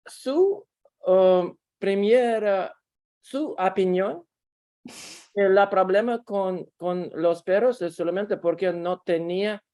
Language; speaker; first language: Spanish; non-native, learner; Russian